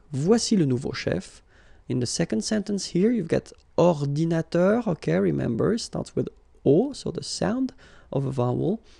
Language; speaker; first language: English; non-native, fluent; French